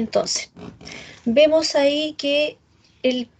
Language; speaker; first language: Spanish; native; Spanish